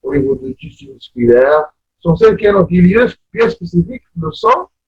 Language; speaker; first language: French; non-native, local second language; Arabic